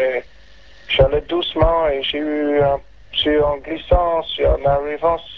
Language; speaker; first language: French; non-native, learner; English